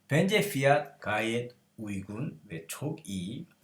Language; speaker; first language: Turkish; non-native, learner; Korean